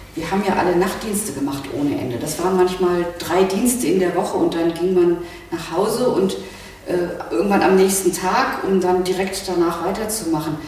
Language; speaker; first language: German; native; German